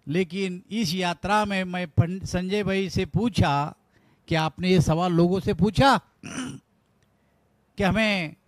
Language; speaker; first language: Hindi; non-native, local second language; Marathi